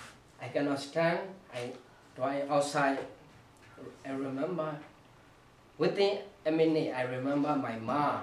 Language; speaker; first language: English; non-native, learner; Burmese